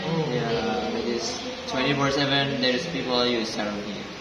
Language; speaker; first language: English; non-native, learner; Indonesian